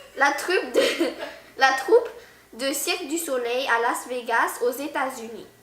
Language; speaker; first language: French; early bilingual, heritage; French